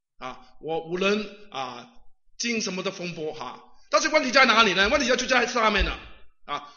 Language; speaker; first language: Chinese; non-native, local second language; Cantonese